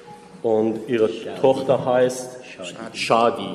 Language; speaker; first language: German; non-native, fluent; Persian